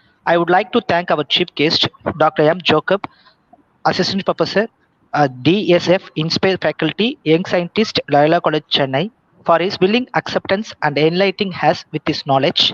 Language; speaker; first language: English; non-native, local second language; Tamil